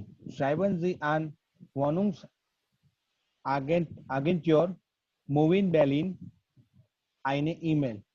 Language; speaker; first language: German; non-native, learner; Gujarati